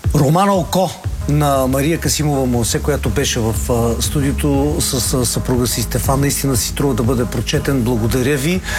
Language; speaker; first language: Bulgarian; native; Bulgarian